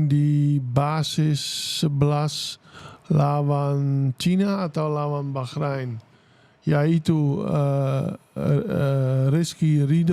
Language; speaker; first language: Indonesian; non-native, fluent; Dutch